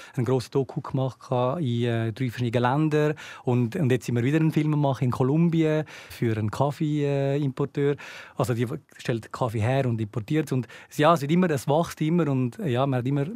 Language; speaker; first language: German; early bilingual, other home language; Tamil